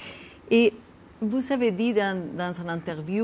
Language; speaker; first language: French; non-native, learner; Spanish